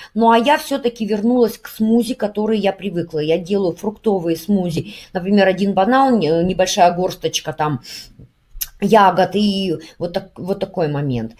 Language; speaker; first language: Russian; native; Russian